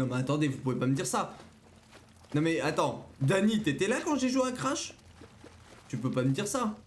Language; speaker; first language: French; native; French